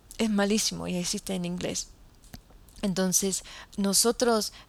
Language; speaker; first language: Spanish; non-native, fluent; English